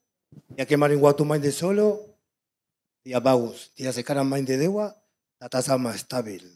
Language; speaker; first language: Indonesian; non-native, fluent; Spanish